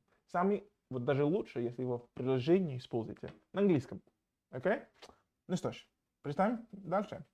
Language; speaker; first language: Russian; non-native, fluent; English